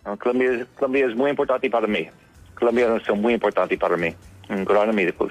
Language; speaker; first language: Spanish; non-native, learner; English